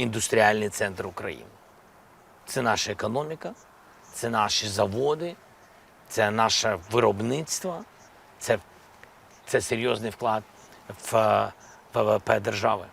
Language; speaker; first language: Ukrainian; non-native, local second language; Russian